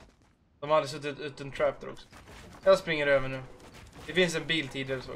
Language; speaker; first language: Swedish; native; Swedish